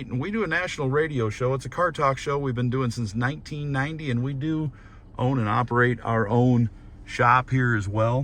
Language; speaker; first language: English; native; English